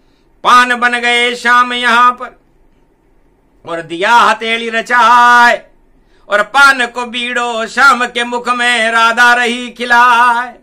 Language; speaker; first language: Hindi; native; Hindi